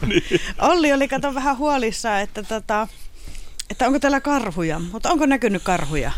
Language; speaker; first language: Finnish; native; Finnish